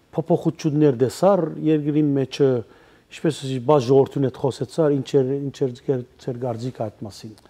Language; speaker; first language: Armenian; early bilingual, heritage; Armenian